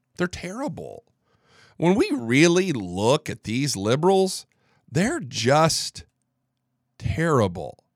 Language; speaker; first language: English; native; English